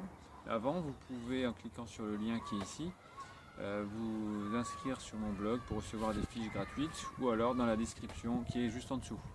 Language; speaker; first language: French; native; French